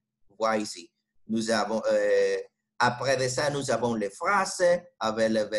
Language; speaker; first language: French; non-native, fluent; Spanish